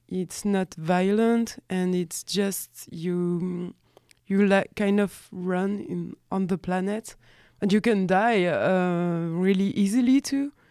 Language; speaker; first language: English; non-native, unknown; French